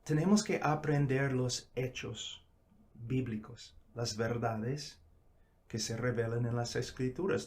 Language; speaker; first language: Spanish; non-native, fluent; English